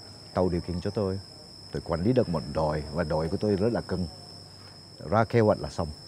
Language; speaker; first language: Vietnamese; non-native, fluent; Malay